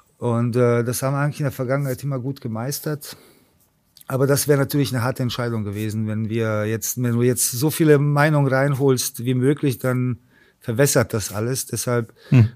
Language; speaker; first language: German; early bilingual, other home language; Serbian